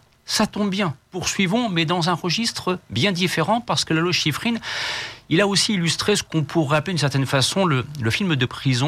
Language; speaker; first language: French; native; French